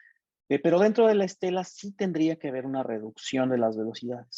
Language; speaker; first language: Spanish; native; Spanish